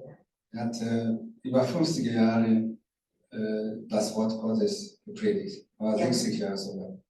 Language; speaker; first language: German; non-native, learner; Rundi